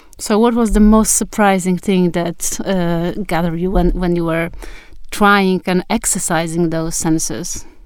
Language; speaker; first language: English; non-native, fluent; Polish